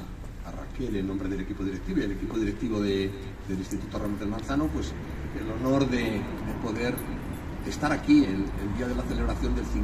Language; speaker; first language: Spanish; native; Spanish